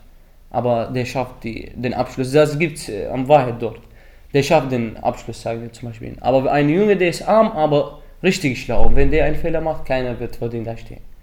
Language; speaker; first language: German; early bilingual, other home language; Arabic